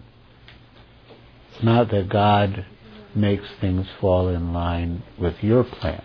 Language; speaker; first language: English; native; English